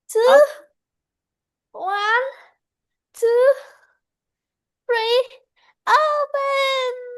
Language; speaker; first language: English; non-native, learner; Vietnamese